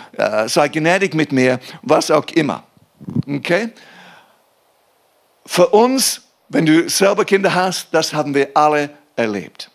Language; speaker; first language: German; non-native, fluent; English